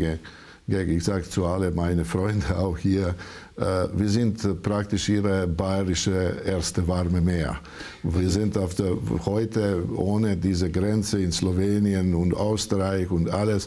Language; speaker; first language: German; non-native, learner; Croatian